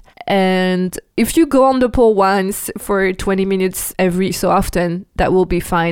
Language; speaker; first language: English; non-native, fluent; French